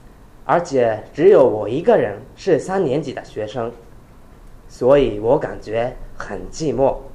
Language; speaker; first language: Chinese; non-native, fluent; Japanese